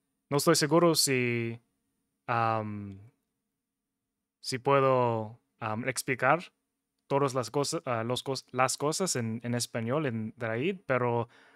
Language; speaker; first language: Spanish; non-native, learner; English